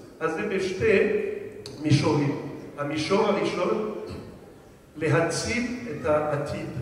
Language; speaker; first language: Hebrew; non-native, fluent; French